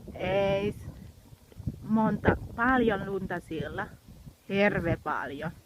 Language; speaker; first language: Finnish; non-native, learner; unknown